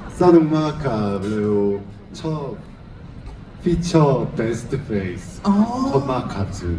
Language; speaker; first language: Thai; native; Thai